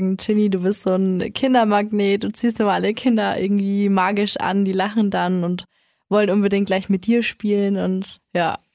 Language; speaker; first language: German; native; German